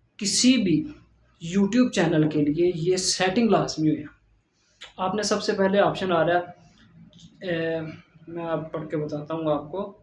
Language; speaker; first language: Urdu; non-native, local second language; Punjabi